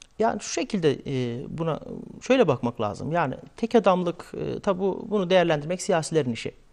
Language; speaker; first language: Turkish; native; Turkish